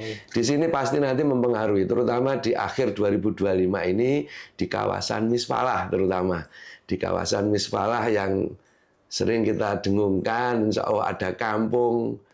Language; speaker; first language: Indonesian; non-native, local second language; Javanese